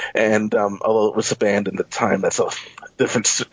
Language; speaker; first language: English; native; English